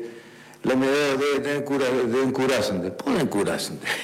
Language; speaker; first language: Greek; non-native, learner; Spanish